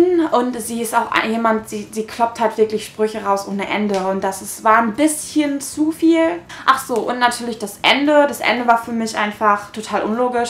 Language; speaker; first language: German; native; German